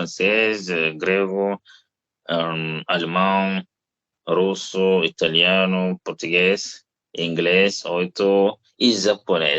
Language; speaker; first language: Portuguese; non-native, fluent; English